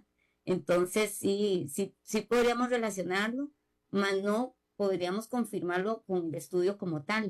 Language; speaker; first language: Spanish; native; Spanish